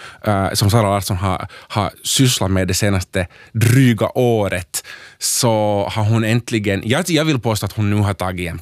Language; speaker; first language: Swedish; native; Swedish